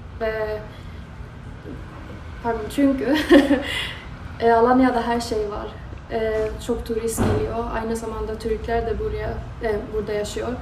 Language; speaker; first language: Turkish; non-native, learner; Swedish